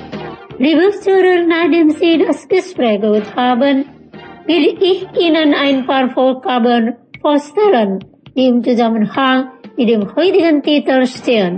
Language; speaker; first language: German; non-native, learner; Indonesian